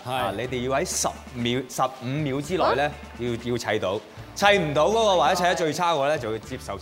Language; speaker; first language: Cantonese; native; Cantonese